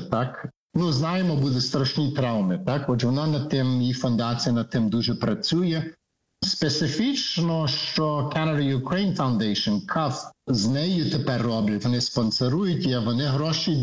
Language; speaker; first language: Ukrainian; early bilingual, heritage; Ukrainian